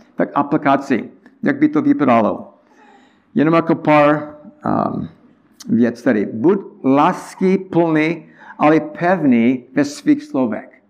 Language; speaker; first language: Czech; non-native, learner; English